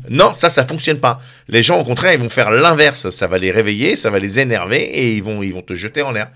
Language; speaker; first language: French; native; French